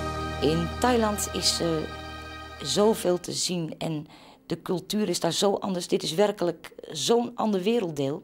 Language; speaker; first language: Dutch; native; Dutch